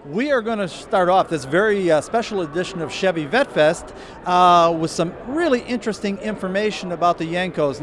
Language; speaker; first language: English; native; English